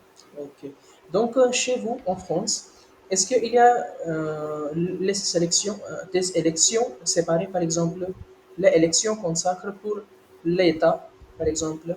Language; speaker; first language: French; non-native, learner; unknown